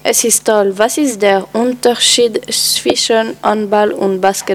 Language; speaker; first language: German; non-native, learner; French